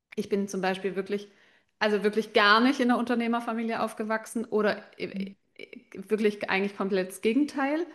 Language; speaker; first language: German; native; German